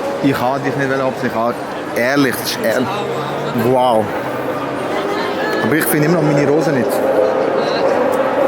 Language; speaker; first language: German; non-native, local second language; Croatian